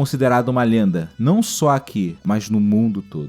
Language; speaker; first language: Portuguese; native; Portuguese